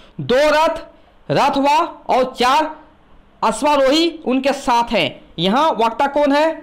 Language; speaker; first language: Hindi; native; Hindi